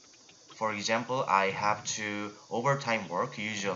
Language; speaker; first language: English; non-native, learner; Korean